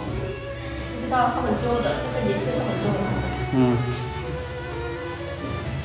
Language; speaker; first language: Chinese; non-native, learner; Lao